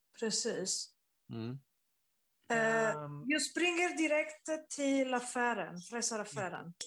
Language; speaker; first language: Swedish; non-native, learner; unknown